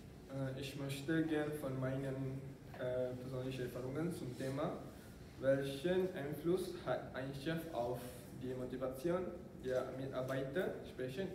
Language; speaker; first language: German; non-native, learner; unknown